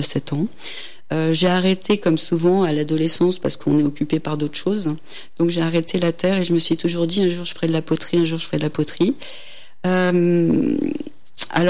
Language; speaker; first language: French; native; French